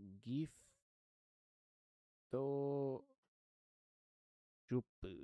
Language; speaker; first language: Japanese; non-native, learner; English